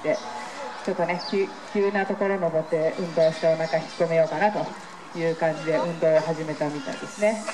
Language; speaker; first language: Japanese; native; Japanese